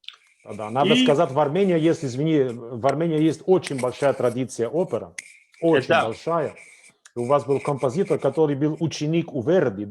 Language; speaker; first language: Russian; non-native, fluent; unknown